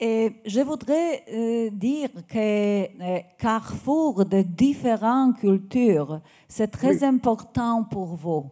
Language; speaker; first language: French; non-native, learner; Polish